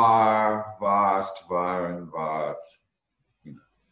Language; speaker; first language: German; non-native, fluent; English